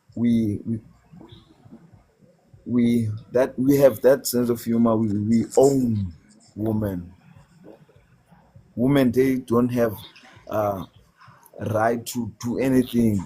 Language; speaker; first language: English; non-native, learner; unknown